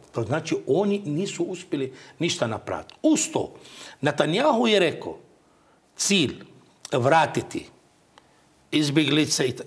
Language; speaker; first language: Croatian; non-native, fluent; Arabic